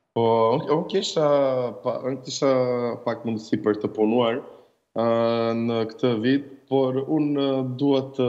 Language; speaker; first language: Albanian; non-native, learner; Serbian